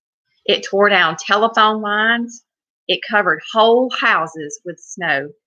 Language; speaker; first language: English; native; English